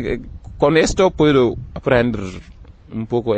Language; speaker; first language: Spanish; non-native, learner; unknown